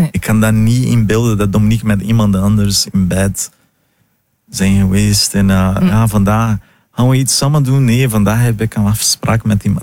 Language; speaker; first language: Dutch; non-native, fluent; Portuguese